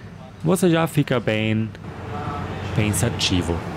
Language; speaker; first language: Portuguese; non-native, fluent; German